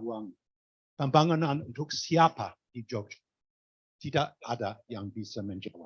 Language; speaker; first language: Indonesian; non-native, fluent; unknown